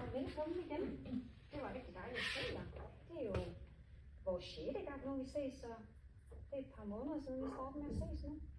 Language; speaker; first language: Danish; native; Danish